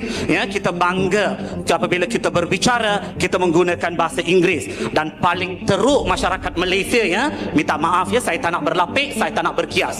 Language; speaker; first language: Malay; native; Malay